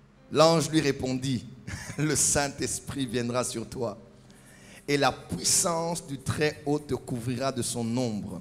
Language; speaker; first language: French; non-native, local second language; Lingala